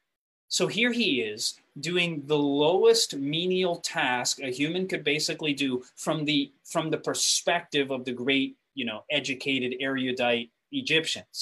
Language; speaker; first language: English; native; English